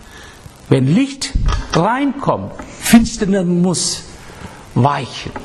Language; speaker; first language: German; non-native, fluent; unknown